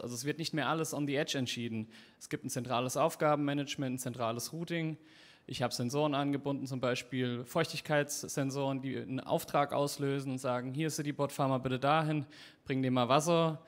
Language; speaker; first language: German; native; German